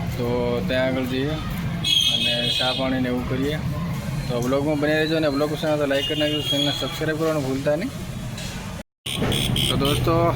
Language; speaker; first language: Gujarati; non-native, local second language; Bhili